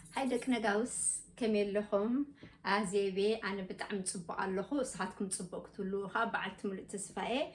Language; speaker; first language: Tigrinya; native; Tigrinya